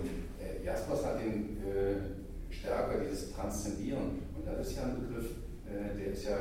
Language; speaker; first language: German; native; German